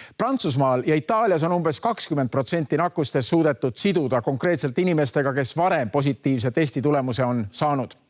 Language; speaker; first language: Estonian; native; Estonian